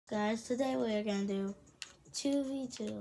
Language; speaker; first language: English; native; English